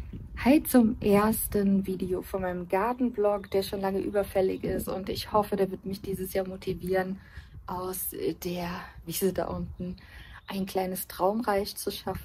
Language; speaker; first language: German; native; German